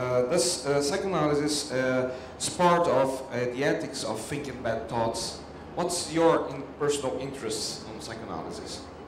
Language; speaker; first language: English; non-native, fluent; Portuguese